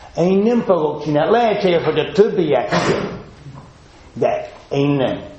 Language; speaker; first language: Hungarian; non-native, fluent; English